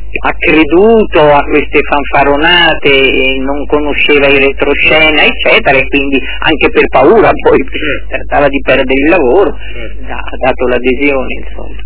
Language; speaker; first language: Italian; native; Italian